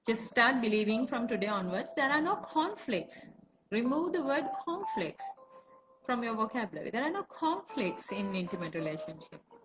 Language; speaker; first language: English; non-native, local second language; Sinhala